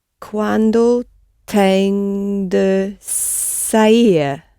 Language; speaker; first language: Portuguese; non-native, learner; English